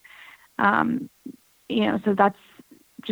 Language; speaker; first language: English; native; English